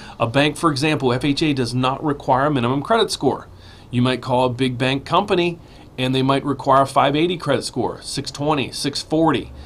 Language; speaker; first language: English; native; English